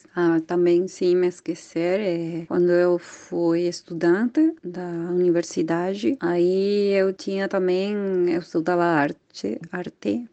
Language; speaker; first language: Portuguese; non-native, fluent; Spanish